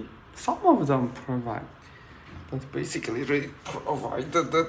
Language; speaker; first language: English; non-native, learner; Chinese